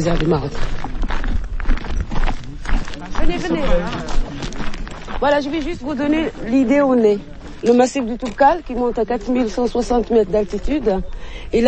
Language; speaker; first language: French; non-native, local second language; Arabic